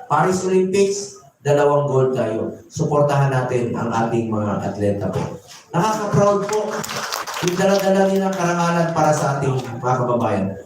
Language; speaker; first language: Filipino; non-native, local second language; Cebuano